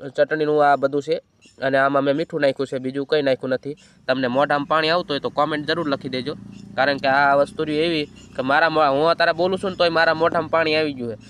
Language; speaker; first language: Gujarati; non-native, local second language; Bhili